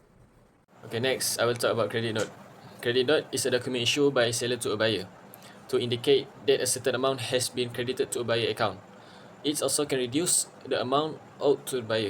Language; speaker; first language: English; non-native, local second language; Malay